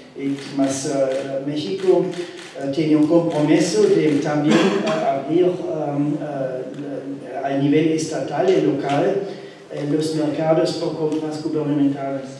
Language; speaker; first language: Spanish; non-native, learner; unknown